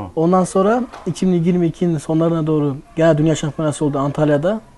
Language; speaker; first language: Turkish; early bilingual, other home language; Russian